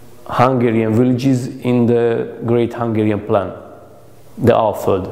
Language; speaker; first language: English; non-native, learner; Hungarian